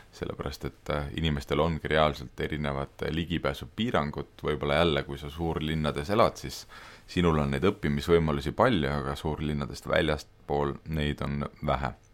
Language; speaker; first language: Estonian; native; Estonian